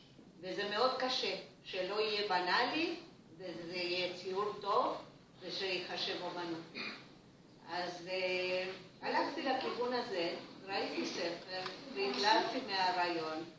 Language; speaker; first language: Hebrew; non-native, fluent; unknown